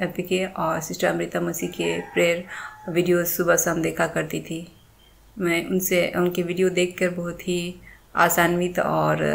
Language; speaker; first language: Hindi; native; Hindi